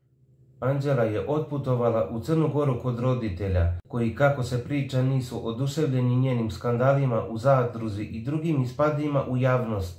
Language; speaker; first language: Serbian; native; Serbian